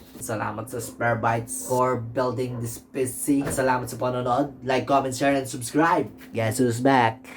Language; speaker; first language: Filipino; native; Filipino